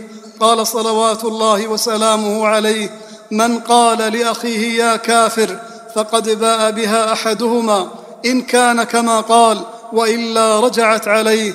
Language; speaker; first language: Arabic; native; Arabic